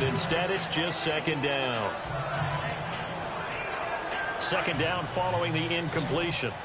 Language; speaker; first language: English; native; English